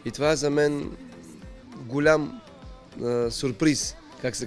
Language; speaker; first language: Bulgarian; non-native, learner; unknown